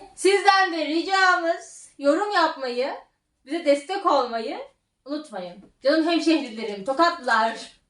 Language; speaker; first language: Turkish; native; Turkish